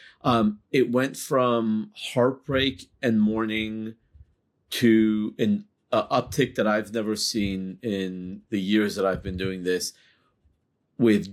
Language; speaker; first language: English; native; English